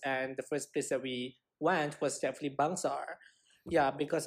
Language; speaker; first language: English; non-native, local second language; Malay